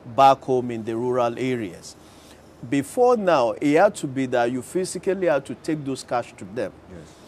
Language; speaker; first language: English; non-native, local second language; Yoruba